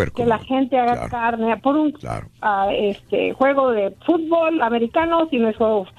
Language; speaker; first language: Spanish; native; Spanish